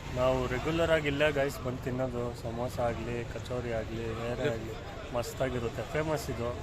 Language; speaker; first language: Kannada; native; Kannada